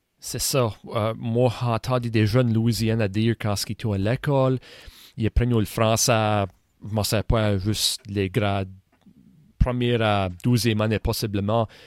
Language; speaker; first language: French; native; French